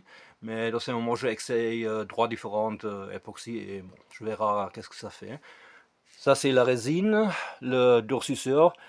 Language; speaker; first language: French; non-native, fluent; German